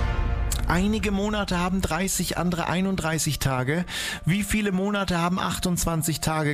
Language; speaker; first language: German; native; German